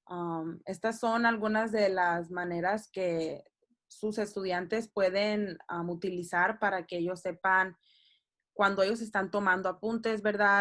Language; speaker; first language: Spanish; early bilingual, heritage; Spanish